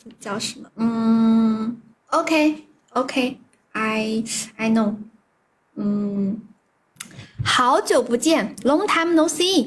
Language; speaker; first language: Chinese; non-native, learner; Thai